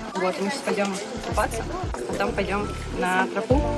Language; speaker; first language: Russian; native; Russian